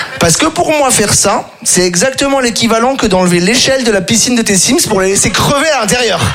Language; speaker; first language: French; native; French